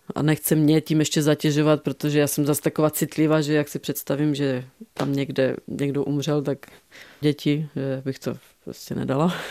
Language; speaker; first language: Czech; native; Czech